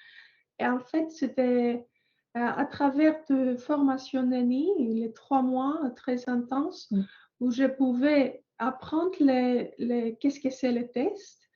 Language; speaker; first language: French; non-native, fluent; Greek